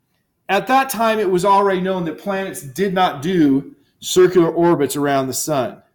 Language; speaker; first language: English; native; English